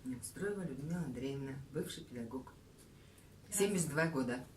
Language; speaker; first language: Russian; native; Russian